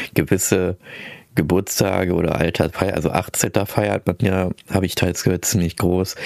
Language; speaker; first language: German; early bilingual, other home language; Filipino